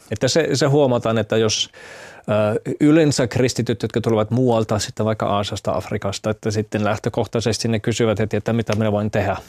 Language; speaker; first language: Finnish; non-native, fluent; German